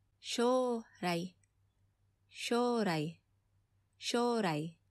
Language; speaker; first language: Japanese; non-native, fluent; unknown